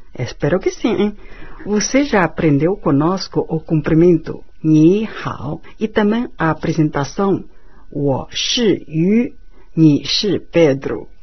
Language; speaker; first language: Portuguese; non-native, fluent; Chinese